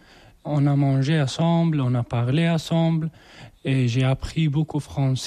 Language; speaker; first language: French; non-native, learner; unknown